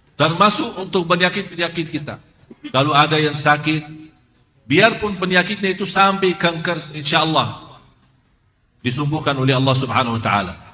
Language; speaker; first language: Indonesian; non-native, fluent; Arabic